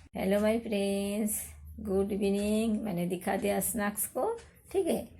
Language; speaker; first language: Hindi; non-native, local second language; Bangla